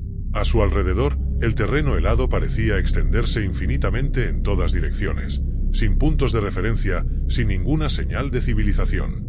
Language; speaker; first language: Spanish; native; Spanish